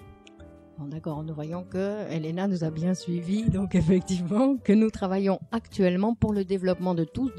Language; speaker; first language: French; native; French